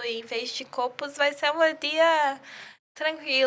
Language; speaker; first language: Portuguese; early bilingual, heritage; English